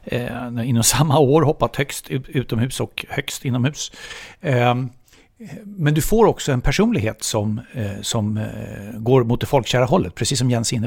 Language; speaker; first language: Swedish; native; Swedish